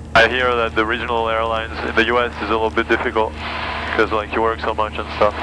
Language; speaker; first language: English; non-native, fluent; French